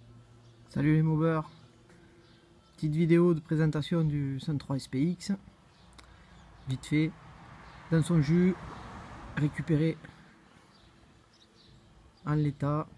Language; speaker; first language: French; native; French